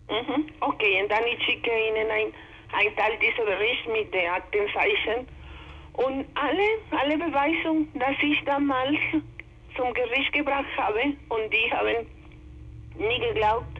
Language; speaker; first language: German; non-native, learner; Spanish